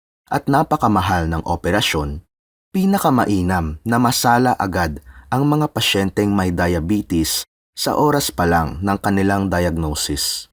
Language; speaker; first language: Filipino; native; Filipino